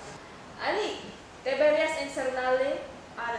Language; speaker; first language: Spanish; non-native, learner; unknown